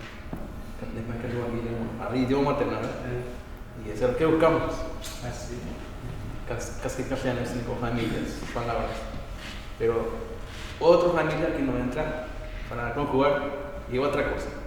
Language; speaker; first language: Spanish; non-native, local second language; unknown